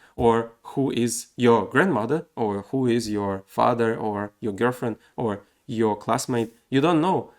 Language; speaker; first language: English; non-native, fluent; Russian